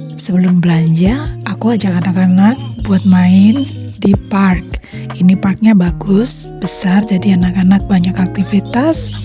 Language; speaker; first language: Indonesian; native; Indonesian